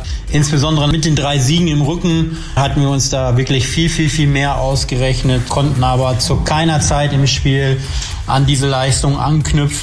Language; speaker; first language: German; native; German